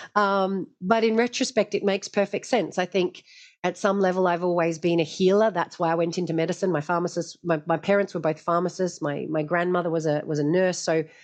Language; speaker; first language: English; native; English